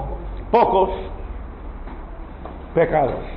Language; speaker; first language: Spanish; non-native, learner; English